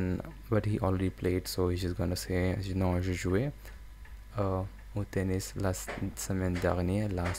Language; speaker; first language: French; non-native, learner; English